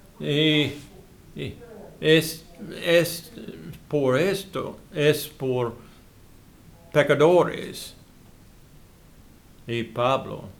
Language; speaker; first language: Spanish; non-native, learner; English